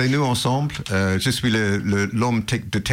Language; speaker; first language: French; non-native, learner; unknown